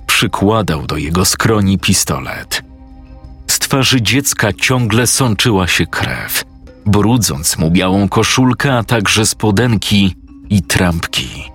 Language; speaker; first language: Polish; native; Polish